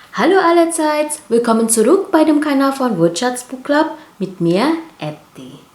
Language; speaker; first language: German; non-native, learner; Indonesian